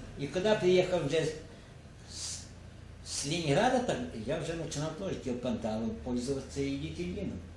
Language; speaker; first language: Russian; non-native, local second language; Ukrainian